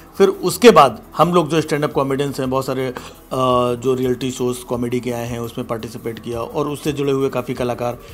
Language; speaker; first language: Hindi; native; Hindi